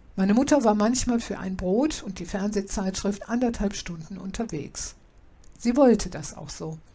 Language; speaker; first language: German; native; German